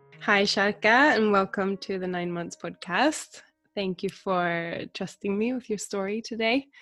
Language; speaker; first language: English; non-native, fluent; Swedish